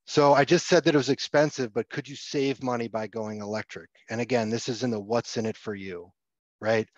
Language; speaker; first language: English; native; English